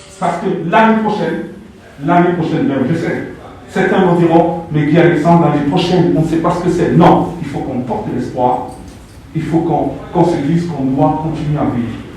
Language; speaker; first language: French; non-native, local second language; Lingala